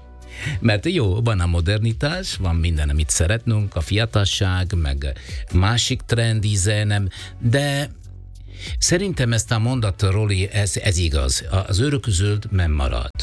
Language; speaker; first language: Hungarian; non-native, fluent; Italian